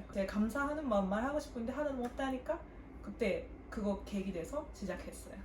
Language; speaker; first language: Korean; non-native, learner; Japanese